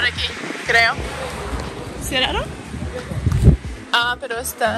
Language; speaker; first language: Spanish; non-native, learner; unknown